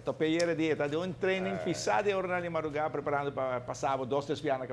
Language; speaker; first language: Portuguese; non-native, learner; Spanish